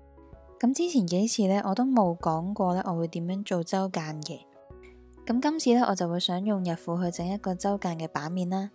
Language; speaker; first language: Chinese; non-native, local second language; Cantonese